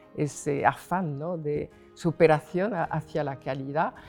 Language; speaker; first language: Spanish; non-native, fluent; French